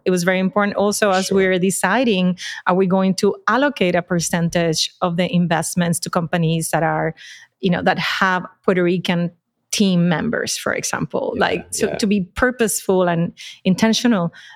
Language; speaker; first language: English; non-native, fluent; Spanish